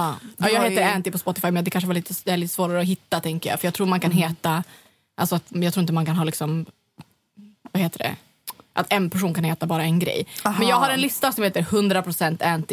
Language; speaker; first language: Swedish; native; Swedish